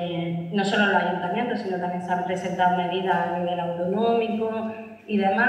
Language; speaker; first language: Spanish; native; Spanish